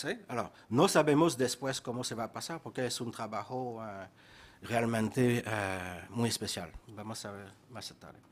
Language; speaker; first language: Spanish; non-native, fluent; French